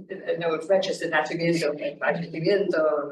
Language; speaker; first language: Spanish; non-native, learner; English